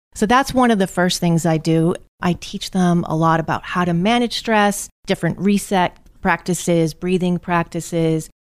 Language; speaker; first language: English; native; English